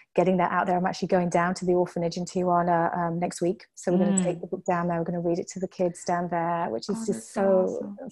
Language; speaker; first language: English; native; English